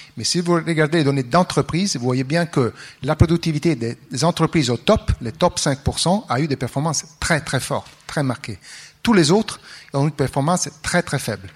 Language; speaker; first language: French; non-native, fluent; Italian